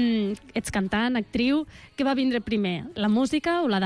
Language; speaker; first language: Catalan; native; Catalan